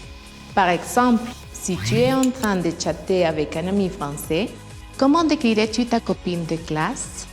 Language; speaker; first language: French; non-native, fluent; Spanish